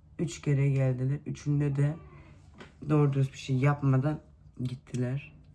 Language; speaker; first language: Turkish; early bilingual, heritage; Turkish